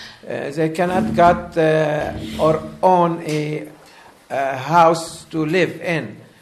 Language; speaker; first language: English; non-native, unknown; Arabic